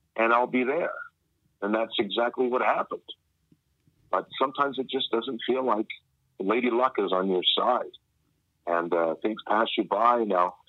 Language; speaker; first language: English; native; English